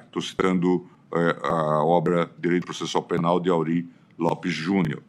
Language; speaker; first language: Portuguese; native; Portuguese